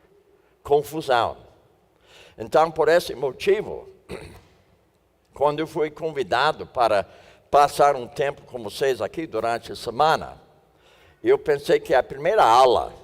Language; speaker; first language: Portuguese; non-native, fluent; English